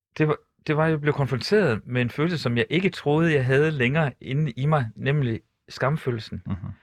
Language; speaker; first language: Danish; native; Danish